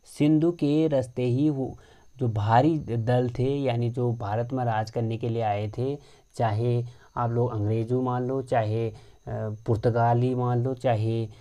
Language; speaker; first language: Hindi; native; Hindi